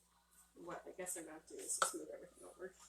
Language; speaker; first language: English; native; English